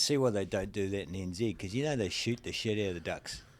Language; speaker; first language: English; native; English